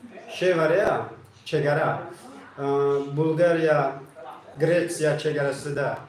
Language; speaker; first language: Turkish; non-native, learner; Tajik